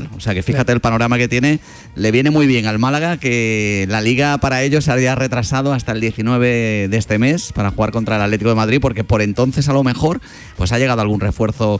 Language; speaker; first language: Spanish; native; Spanish